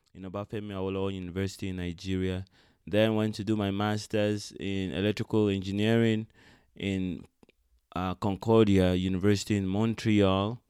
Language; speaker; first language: English; non-native, local second language; Yoruba